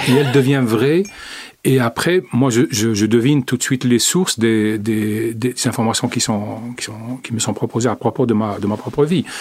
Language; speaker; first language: French; non-native, local second language; Arabic